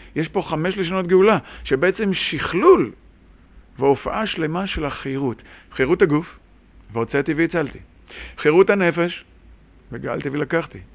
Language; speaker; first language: Hebrew; native; Hebrew